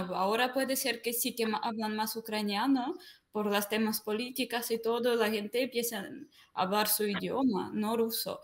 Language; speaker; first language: Spanish; non-native, fluent; Russian